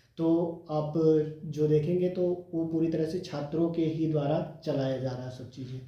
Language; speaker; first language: Hindi; native; Hindi